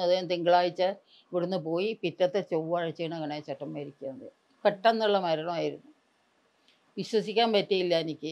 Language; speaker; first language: Malayalam; native; Malayalam